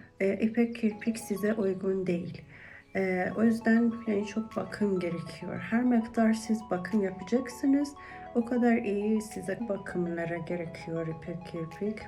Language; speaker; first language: Turkish; non-native, learner; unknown